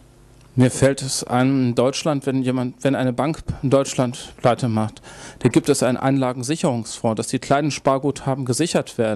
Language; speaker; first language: German; native; German